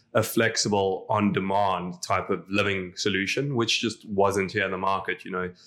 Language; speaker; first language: English; non-native, local second language; Afrikaans